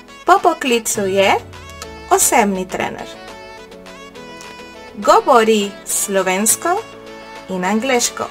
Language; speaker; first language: Slovenian; non-native, learner; Spanish